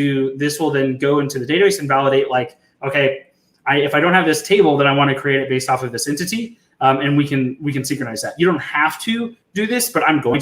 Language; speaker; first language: English; native; English